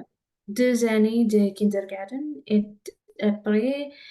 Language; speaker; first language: French; non-native, learner; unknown